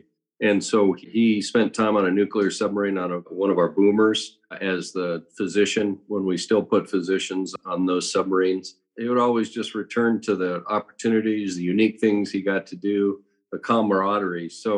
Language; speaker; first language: English; native; English